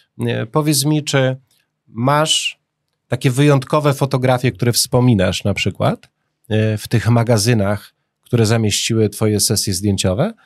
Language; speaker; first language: Polish; native; Polish